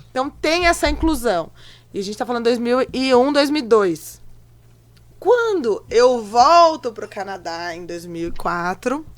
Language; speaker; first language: Portuguese; native; Portuguese